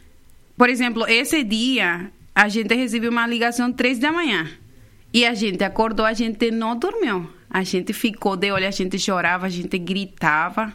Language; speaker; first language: Portuguese; non-native, fluent; Spanish